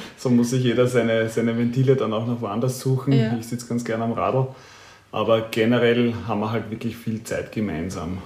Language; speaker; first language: German; native; German